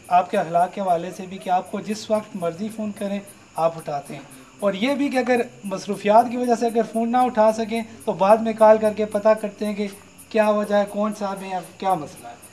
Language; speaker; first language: Urdu; non-native, local second language; Pahari-Potwari